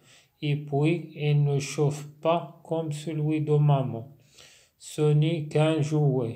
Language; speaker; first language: French; non-native, local second language; Arabic